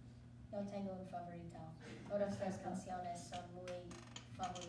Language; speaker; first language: Spanish; non-native, learner; English